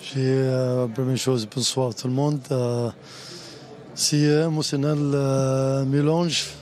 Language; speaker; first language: French; non-native, learner; Arabic